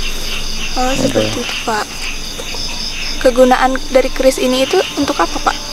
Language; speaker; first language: Indonesian; native; Indonesian